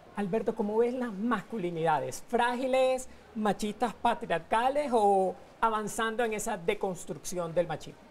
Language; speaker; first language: Spanish; native; Spanish